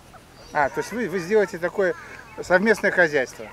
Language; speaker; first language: Russian; native; Russian